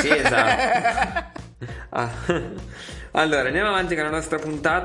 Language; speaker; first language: Italian; native; Italian